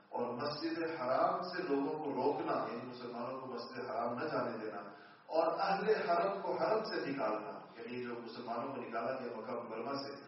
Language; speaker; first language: Urdu; non-native, local second language; Pashto